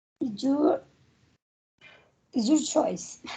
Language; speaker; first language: English; non-native, learner; Spanish